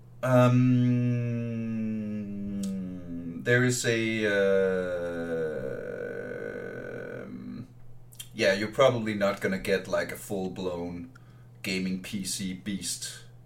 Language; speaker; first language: English; non-native, fluent; Danish